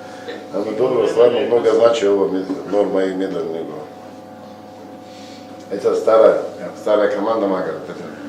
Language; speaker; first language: Macedonian; non-native, learner; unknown